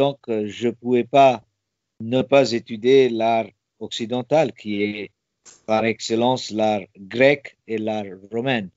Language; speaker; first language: French; non-native, fluent; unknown